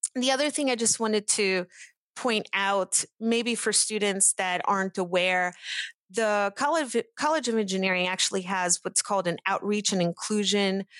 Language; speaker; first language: English; early bilingual, other home language; Portuguese